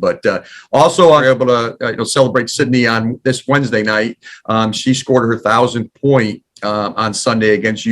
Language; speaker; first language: English; native; English